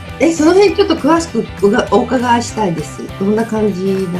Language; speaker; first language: Japanese; native; Japanese